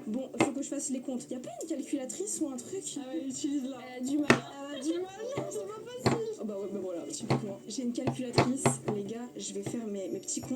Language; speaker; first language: French; native; French